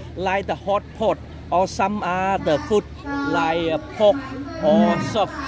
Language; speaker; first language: English; non-native, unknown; Vietnamese